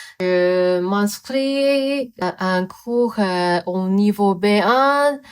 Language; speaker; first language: French; non-native, learner; Cantonese